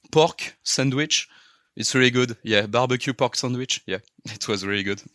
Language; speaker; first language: English; non-native, learner; French